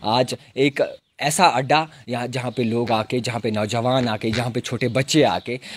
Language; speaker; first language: Urdu; non-native, local second language; Kashmiri